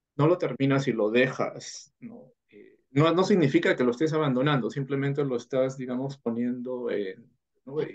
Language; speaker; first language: Spanish; native; Spanish